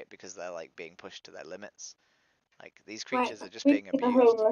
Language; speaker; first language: English; native; English